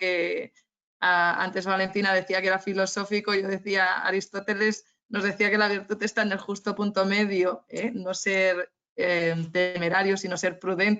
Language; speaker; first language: Spanish; native; Spanish